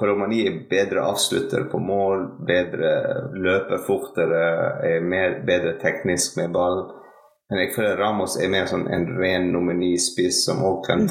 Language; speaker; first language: Norwegian; non-native, fluent; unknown